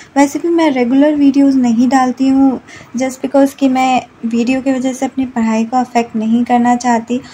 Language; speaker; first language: Hindi; native; Hindi